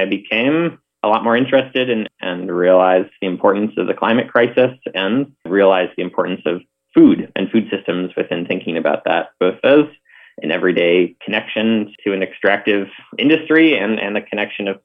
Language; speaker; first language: English; native; English